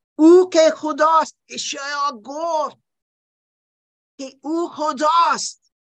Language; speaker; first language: Persian; non-native, learner; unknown